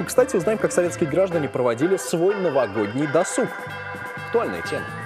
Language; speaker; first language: Russian; native; Russian